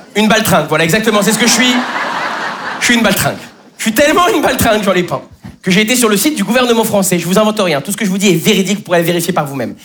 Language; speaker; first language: French; native; French